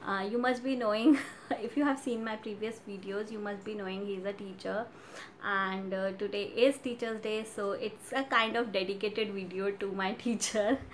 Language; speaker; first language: English; non-native, local second language; Hindi